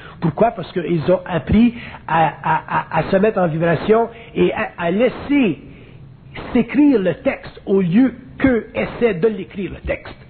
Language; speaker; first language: French; native; French